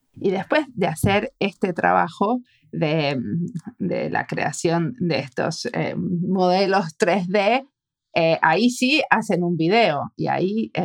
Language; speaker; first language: Spanish; native; Spanish